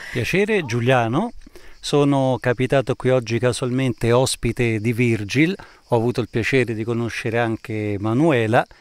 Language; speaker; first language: Italian; non-native, fluent; Romanian